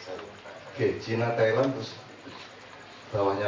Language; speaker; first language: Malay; non-native, local second language; Javanese